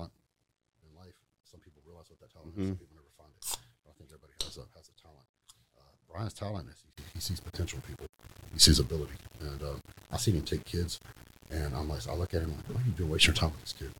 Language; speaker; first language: English; native; English